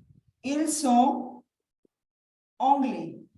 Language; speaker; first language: French; non-native, fluent; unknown